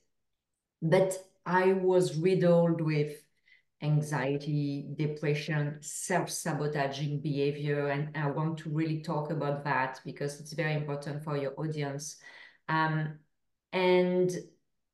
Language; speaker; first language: English; non-native, fluent; French